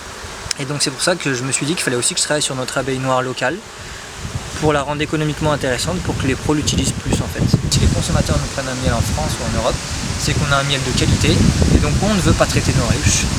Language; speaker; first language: French; native; French